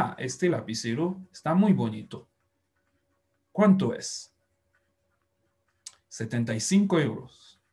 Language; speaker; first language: Spanish; non-native, fluent; French